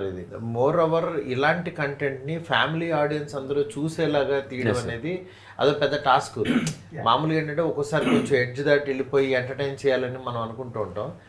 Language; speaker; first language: Telugu; native; Telugu